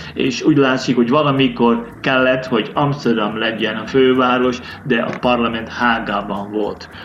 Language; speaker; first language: Hungarian; non-native, fluent; Dutch